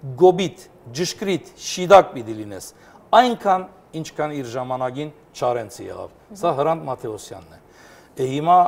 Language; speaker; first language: Armenian; early bilingual, heritage; Armenian